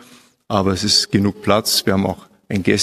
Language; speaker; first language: German; native; German